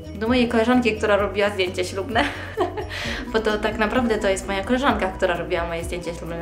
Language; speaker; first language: Polish; early bilingual, heritage; Polish